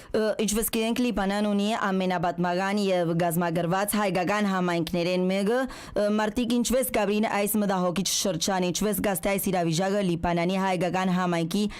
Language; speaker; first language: Armenian; early bilingual, heritage; Armenian